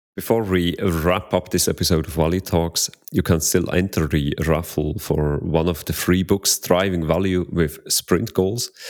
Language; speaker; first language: English; non-native, fluent; Swiss German